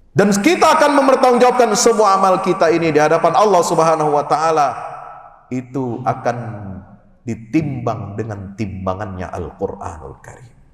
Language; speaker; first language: Malay; native; Malay